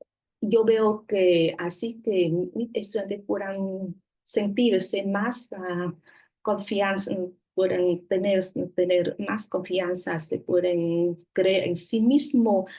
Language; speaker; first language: Spanish; non-native, fluent; Vietnamese